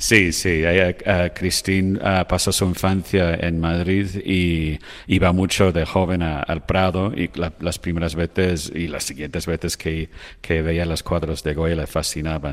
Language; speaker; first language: Spanish; non-native, fluent; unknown